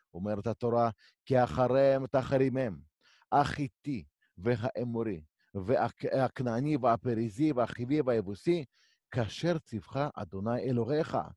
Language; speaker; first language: Hebrew; native; Hebrew